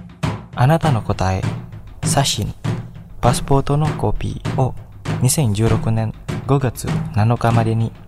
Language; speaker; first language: Japanese; non-native, fluent; Indonesian